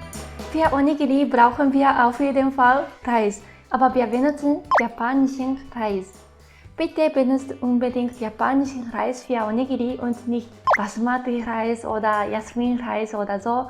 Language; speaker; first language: German; non-native, fluent; Japanese